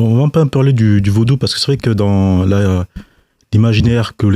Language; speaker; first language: French; native; French